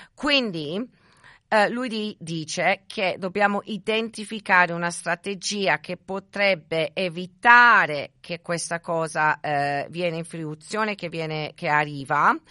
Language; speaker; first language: Italian; early bilingual, other home language; English